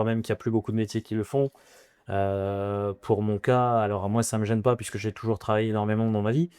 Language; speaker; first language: French; native; French